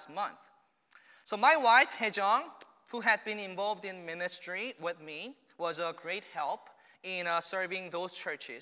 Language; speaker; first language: English; non-native, fluent; Korean